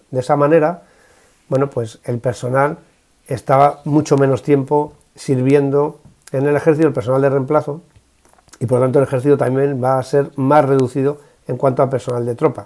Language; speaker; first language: Spanish; native; Spanish